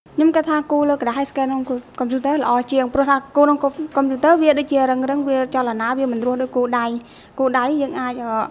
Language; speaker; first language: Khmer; native; Khmer